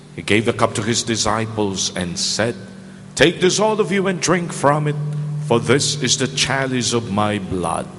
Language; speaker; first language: English; non-native, local second language; Filipino